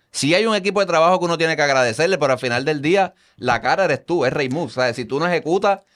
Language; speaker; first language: Spanish; native; Spanish